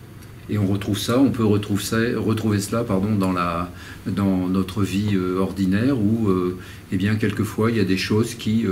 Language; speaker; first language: French; native; French